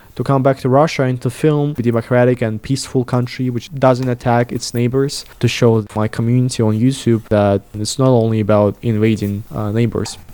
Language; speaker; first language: English; non-native, fluent; Russian